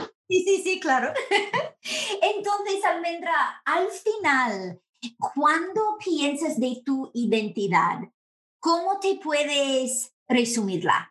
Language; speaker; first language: Spanish; non-native, fluent; English